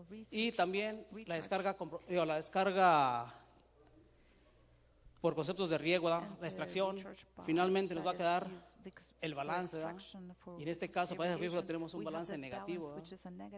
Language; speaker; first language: Spanish; native; Spanish